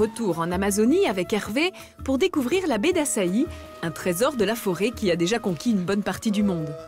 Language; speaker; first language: French; native; French